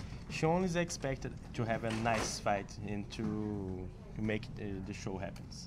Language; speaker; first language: English; non-native, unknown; Portuguese